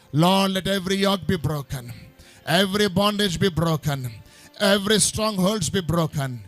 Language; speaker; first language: English; non-native, local second language; Telugu